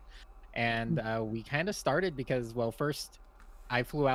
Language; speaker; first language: English; native; English